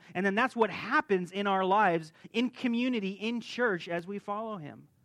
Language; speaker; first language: English; native; English